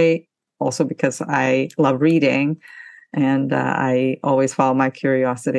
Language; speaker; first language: English; non-native, fluent; Ukrainian